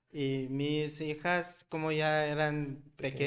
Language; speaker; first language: Spanish; non-native, learner; Korean